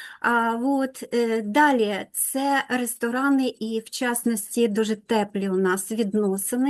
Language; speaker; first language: Ukrainian; non-native, local second language; Russian